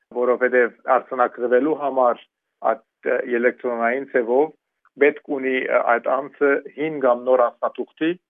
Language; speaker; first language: Armenian; early bilingual, heritage; Armenian